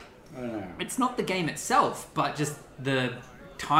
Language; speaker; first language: English; native; English